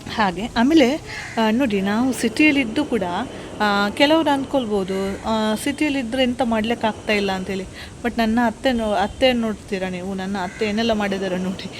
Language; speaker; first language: Kannada; non-native, local second language; Konkani